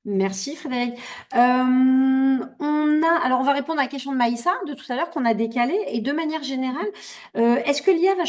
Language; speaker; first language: French; native; French